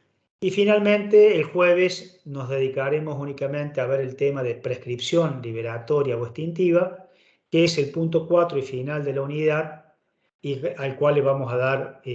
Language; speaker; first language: Spanish; native; Spanish